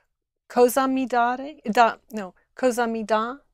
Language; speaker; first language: Italian; non-native, learner; English